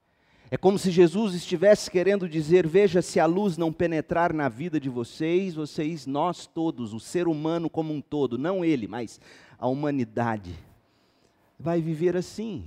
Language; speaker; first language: Portuguese; native; Portuguese